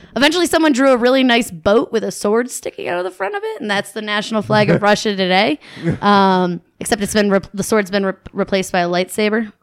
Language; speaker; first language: English; native; English